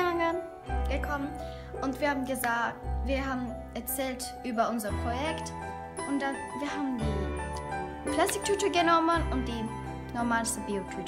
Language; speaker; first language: German; non-native, learner; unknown